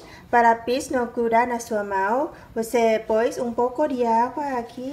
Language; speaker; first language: Portuguese; non-native, learner; Thai